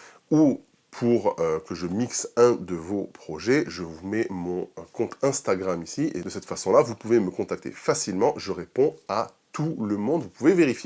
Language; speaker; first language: French; native; French